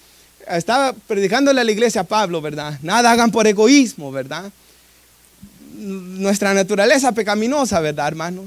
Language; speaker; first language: Spanish; native; Spanish